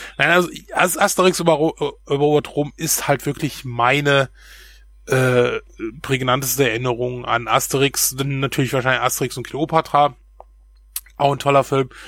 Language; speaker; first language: German; native; German